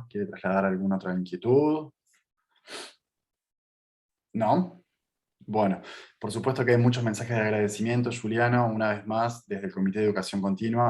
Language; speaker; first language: Spanish; native; Spanish